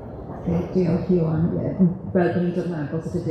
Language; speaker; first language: Welsh; native; Welsh